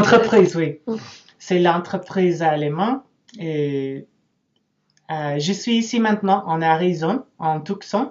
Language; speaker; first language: French; non-native, learner; English